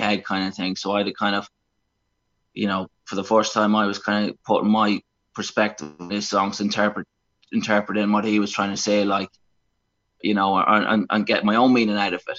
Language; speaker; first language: English; native; English